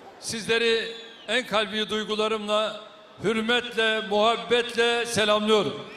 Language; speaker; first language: Turkish; native; Turkish